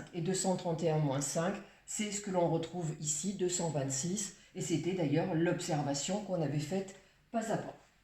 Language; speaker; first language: French; native; French